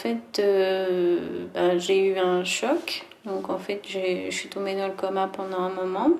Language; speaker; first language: French; early bilingual, other home language; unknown